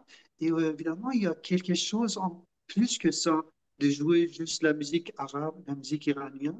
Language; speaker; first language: French; non-native, fluent; Persian